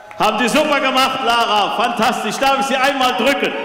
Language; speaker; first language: German; native; German